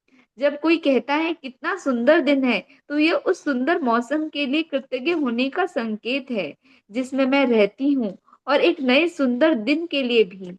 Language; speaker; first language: Hindi; native; Hindi